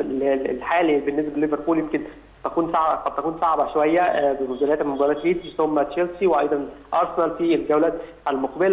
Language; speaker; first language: Arabic; native; Arabic